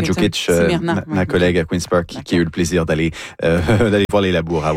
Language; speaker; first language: French; native; French